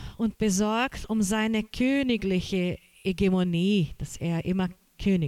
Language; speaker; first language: German; non-native, fluent; Portuguese